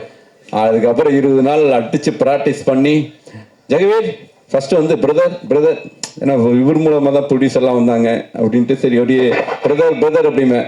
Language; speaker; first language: Tamil; native; Tamil